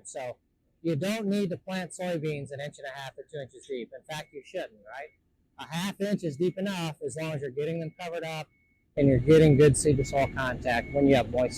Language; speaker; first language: English; native; English